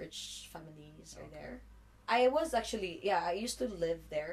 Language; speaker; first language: English; non-native, local second language; Cebuano